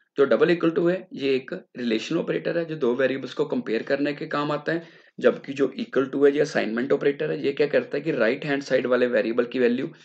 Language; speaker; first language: Hindi; non-native, local second language; Punjabi